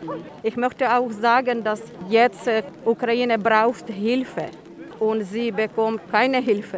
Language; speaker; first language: German; non-native, fluent; Ukrainian